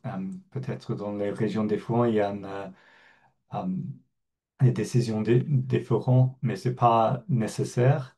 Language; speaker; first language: French; non-native, fluent; English